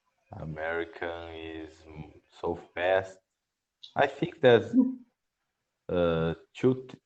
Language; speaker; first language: English; non-native, learner; Portuguese